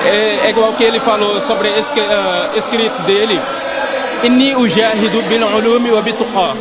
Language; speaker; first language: Portuguese; non-native, fluent; Wolof